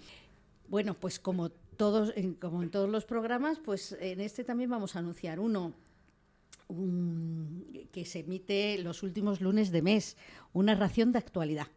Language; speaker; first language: Spanish; native; Spanish